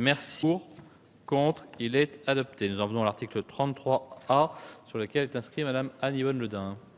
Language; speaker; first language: French; native; French